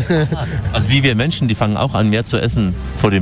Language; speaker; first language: German; native; German